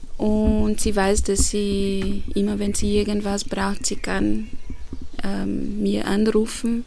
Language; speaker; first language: German; non-native, fluent; Portuguese